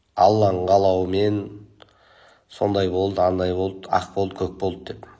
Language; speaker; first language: Kazakh; native; Kazakh